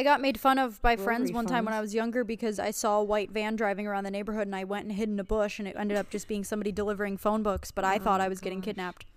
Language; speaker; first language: English; native; English